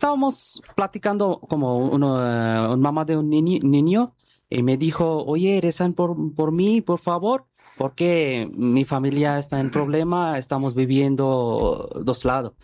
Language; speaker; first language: Spanish; non-native, learner; Bangla